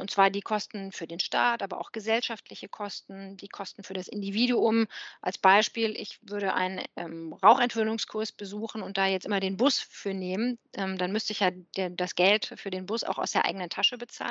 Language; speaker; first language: German; native; German